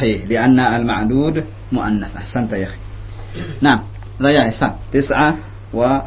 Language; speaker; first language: Arabic; non-native, fluent; Indonesian